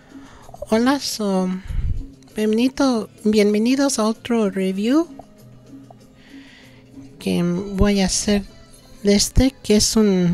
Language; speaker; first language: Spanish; early bilingual, heritage; Spanish